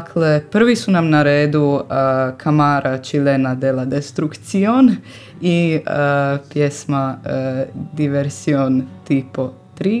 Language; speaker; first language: Croatian; native; Croatian